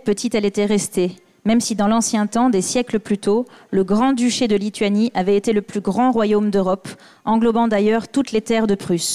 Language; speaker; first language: French; native; French